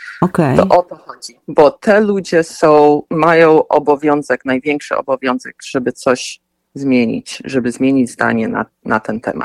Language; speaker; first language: Polish; early bilingual, heritage; Polish